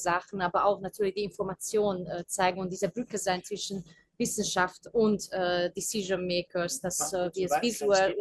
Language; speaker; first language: German; non-native, fluent; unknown